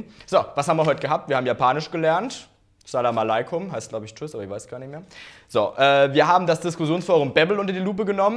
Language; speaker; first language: German; native; German